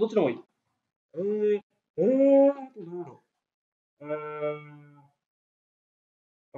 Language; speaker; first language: Japanese; native; Japanese